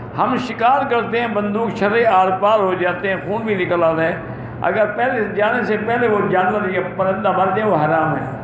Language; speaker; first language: Urdu; native; Urdu